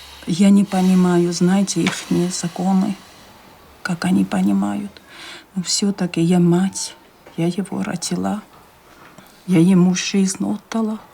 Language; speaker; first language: Russian; non-native, local second language; Chechen